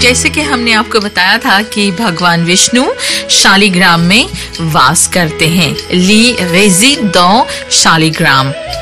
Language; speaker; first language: Hindi; non-native, local second language; Morisyen